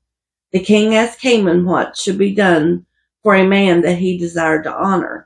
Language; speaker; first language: English; native; English